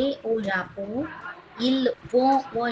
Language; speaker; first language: French; non-native, learner; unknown